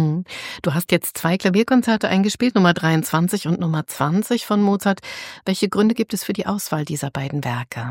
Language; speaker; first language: German; native; German